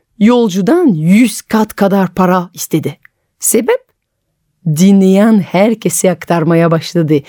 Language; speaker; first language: Turkish; non-native, fluent; French